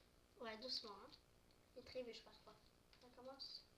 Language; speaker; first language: French; native; French